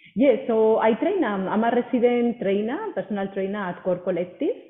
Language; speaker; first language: English; non-native, fluent; Spanish